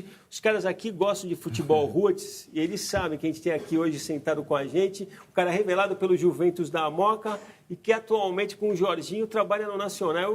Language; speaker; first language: Portuguese; native; Portuguese